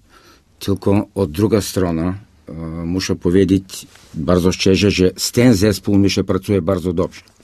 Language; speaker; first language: Polish; non-native, fluent; Bulgarian